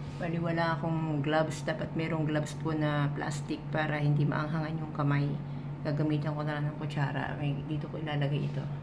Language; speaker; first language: Filipino; native; Filipino